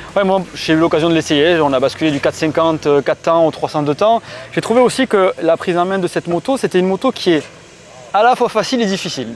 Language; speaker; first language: French; native; French